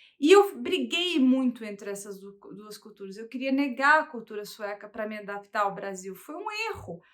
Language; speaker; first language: Portuguese; early bilingual, heritage; Portuguese